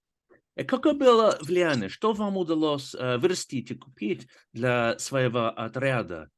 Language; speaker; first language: Russian; non-native, fluent; English